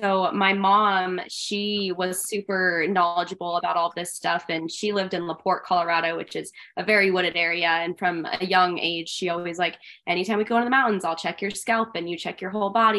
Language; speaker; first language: English; native; English